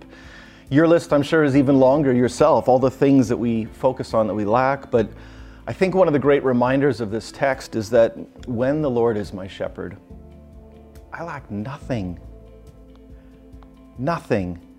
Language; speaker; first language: English; native; English